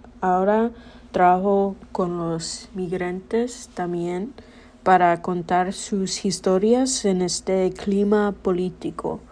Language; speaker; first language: Spanish; early bilingual, heritage; Spanish